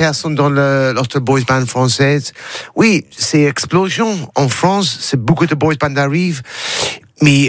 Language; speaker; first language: French; non-native, learner; English